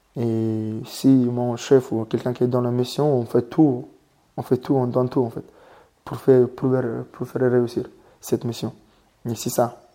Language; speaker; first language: French; non-native, learner; Mongolian